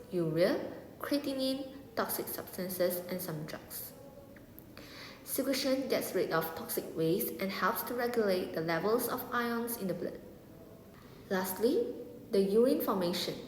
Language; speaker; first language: English; non-native, local second language; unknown